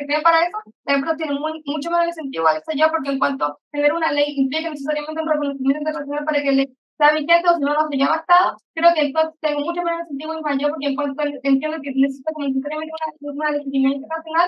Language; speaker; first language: Spanish; native; Spanish